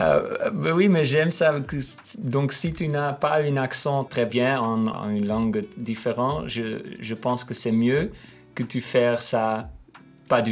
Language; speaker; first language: French; non-native, learner; Dutch